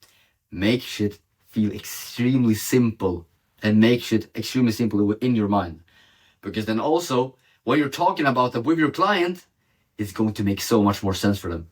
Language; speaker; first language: English; non-native, fluent; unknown